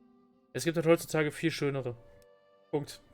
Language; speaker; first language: German; native; German